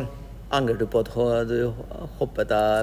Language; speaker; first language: Norwegian; non-native, fluent; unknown